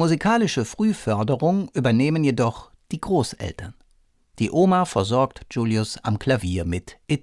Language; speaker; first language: German; native; German